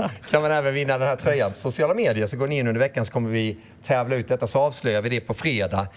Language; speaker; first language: Swedish; native; Swedish